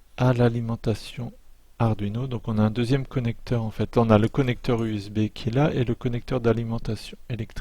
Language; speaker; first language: French; native; French